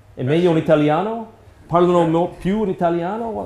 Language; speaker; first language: Italian; non-native, learner; English